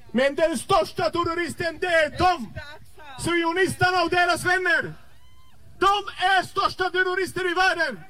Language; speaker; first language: Swedish; non-native, fluent; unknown